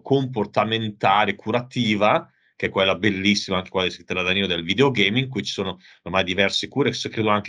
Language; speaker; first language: Italian; native; Italian